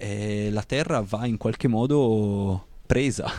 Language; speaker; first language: Italian; native; Italian